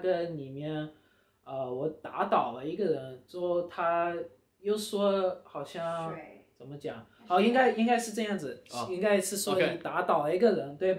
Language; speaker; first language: Chinese; early bilingual, heritage; Chinese